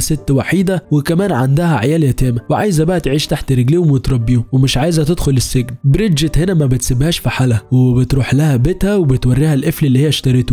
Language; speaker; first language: Arabic; native; Arabic